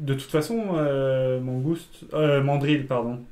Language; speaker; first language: French; native; French